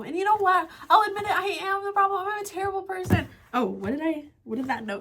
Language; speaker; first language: English; native; English